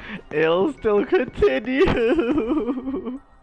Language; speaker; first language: English; native; English